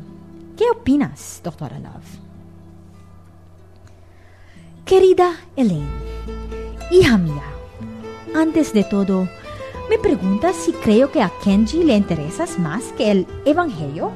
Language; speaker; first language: Spanish; non-native, fluent; Filipino